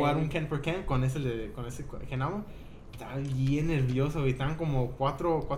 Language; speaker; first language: Spanish; native; Spanish